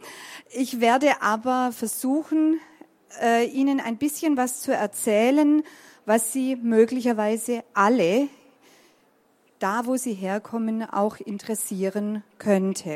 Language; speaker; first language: German; native; German